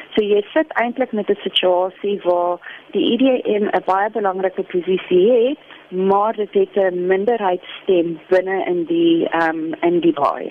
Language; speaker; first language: Afrikaans; non-native, local second language; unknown